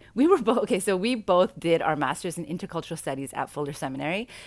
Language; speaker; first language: English; native; English